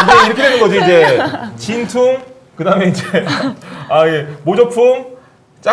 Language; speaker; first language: Korean; native; Korean